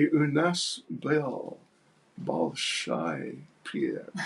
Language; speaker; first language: Russian; non-native, learner; English